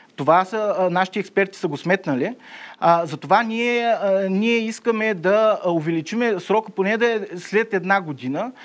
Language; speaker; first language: Bulgarian; native; Bulgarian